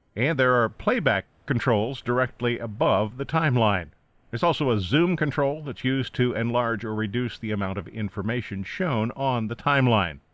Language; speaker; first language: English; native; English